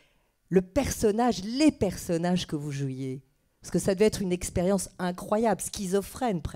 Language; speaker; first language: French; native; French